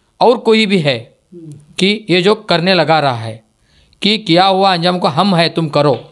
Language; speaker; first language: Hindi; non-native, local second language; Marathi